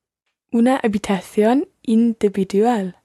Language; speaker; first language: Spanish; non-native, learner; English